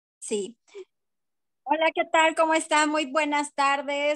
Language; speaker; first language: Spanish; native; Spanish